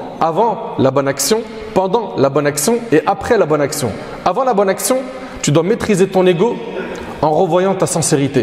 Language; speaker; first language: French; native; French